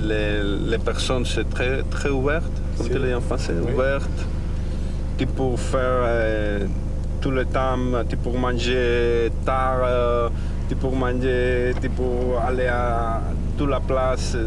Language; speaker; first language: French; non-native, learner; Spanish